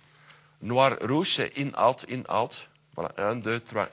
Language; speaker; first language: French; non-native, learner; Dutch